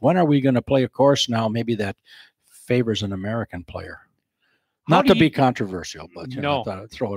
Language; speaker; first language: English; native; English